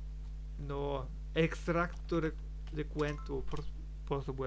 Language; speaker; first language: Spanish; non-native, learner; German